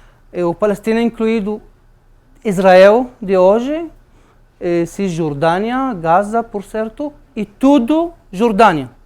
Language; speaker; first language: Portuguese; non-native, learner; Arabic